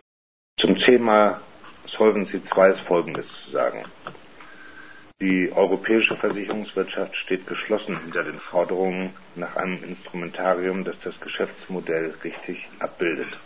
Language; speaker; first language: German; native; German